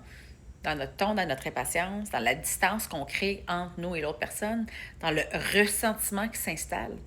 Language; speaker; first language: French; native; French